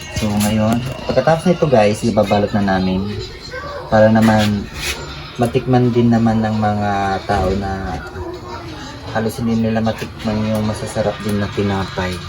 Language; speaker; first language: Filipino; non-native, local second language; Bikol